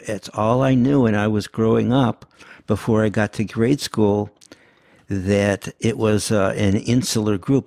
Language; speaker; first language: English; early bilingual, other home language; Yiddish